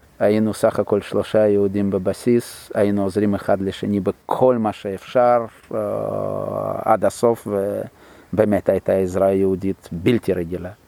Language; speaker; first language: Hebrew; non-native, fluent; Russian